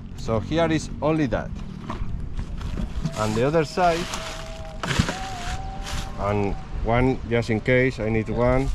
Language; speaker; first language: English; non-native, learner; Spanish